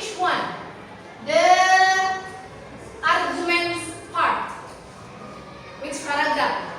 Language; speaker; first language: English; non-native, learner; Indonesian